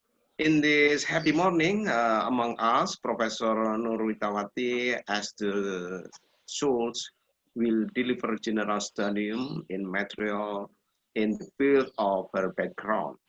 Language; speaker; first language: English; non-native, learner; Indonesian